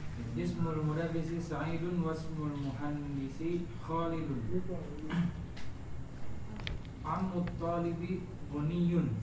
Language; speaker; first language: Arabic; non-native, learner; Indonesian